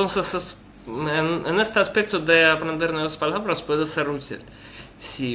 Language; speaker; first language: Spanish; non-native, learner; Russian